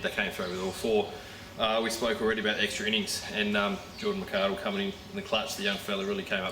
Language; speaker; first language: English; native; English